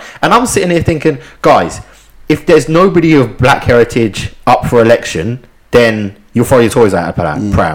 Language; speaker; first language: English; native; English